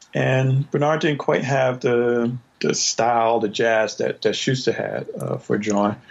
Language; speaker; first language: English; native; English